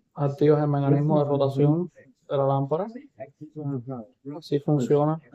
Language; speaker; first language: Spanish; native; Spanish